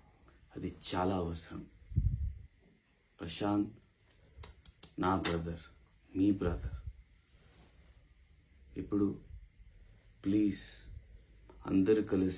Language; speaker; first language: Telugu; non-native, local second language; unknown